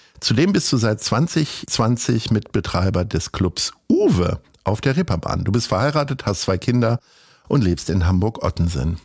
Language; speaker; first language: German; native; German